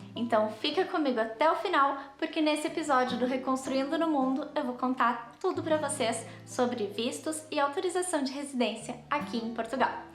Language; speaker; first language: Portuguese; native; Portuguese